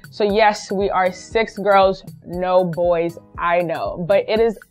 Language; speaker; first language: English; early bilingual, other home language; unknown